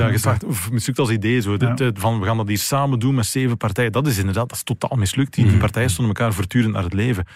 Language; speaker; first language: Dutch; native; Dutch